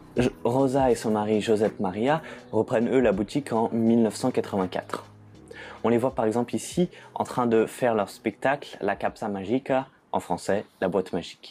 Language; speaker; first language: French; native; French